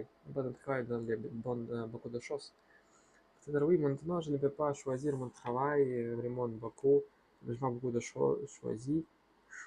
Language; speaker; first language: French; non-native, learner; Russian